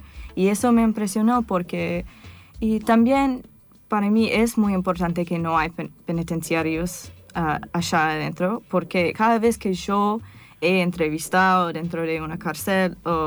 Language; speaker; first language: Spanish; non-native, fluent; English